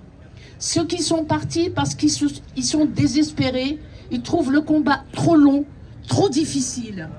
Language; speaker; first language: French; non-native, local second language; Kabyle